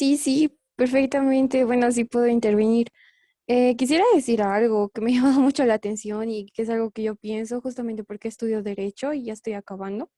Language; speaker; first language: Spanish; native; Spanish